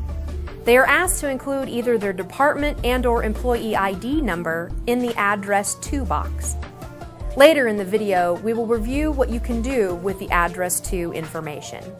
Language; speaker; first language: English; native; English